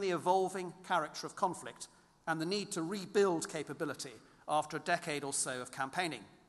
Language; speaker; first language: English; native; English